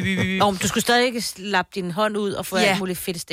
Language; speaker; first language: Danish; native; Danish